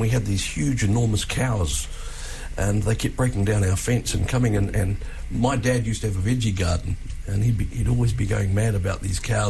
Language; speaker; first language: English; native; English